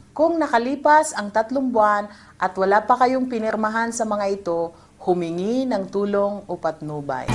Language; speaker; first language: Filipino; native; Filipino